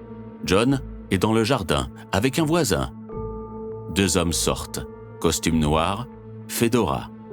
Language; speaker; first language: French; native; French